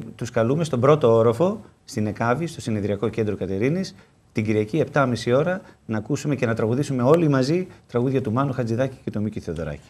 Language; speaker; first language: Greek; native; Greek